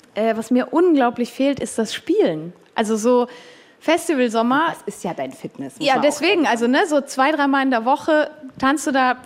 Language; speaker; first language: German; native; German